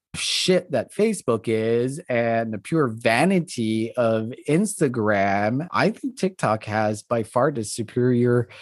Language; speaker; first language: English; non-native, fluent; French